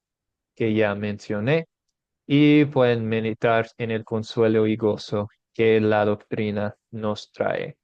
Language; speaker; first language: Spanish; non-native, fluent; English